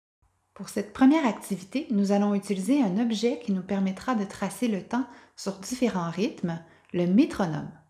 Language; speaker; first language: French; native; French